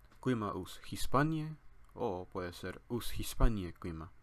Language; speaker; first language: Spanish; non-native, learner; English